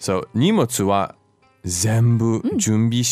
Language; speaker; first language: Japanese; non-native, fluent; English